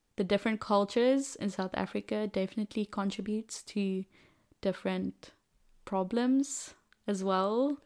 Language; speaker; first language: English; non-native, local second language; Afrikaans